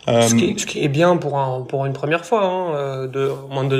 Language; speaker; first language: French; native; French